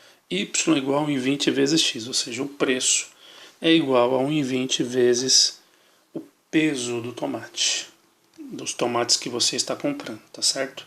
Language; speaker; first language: Portuguese; native; Portuguese